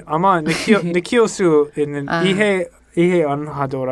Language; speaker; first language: Korean; non-native, learner; English